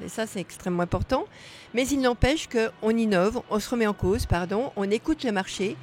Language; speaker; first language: French; native; French